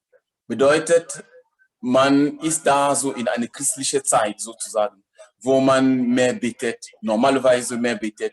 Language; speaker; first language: German; non-native, fluent; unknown